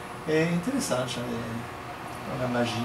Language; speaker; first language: Spanish; non-native, learner; Portuguese